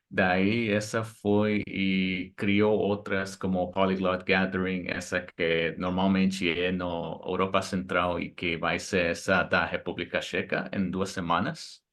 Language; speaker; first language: Portuguese; non-native, fluent; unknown